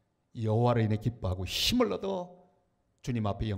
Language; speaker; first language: Korean; native; Korean